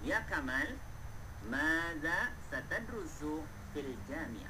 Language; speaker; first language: Arabic; non-native, fluent; Malay